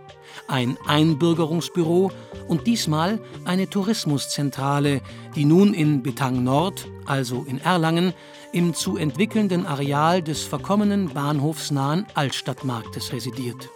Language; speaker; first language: German; native; German